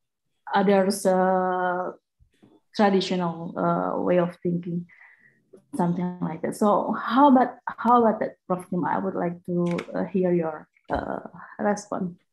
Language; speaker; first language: English; non-native, fluent; Indonesian